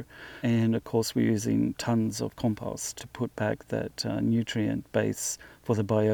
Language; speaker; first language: English; native; English